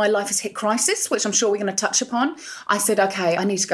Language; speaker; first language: English; native; English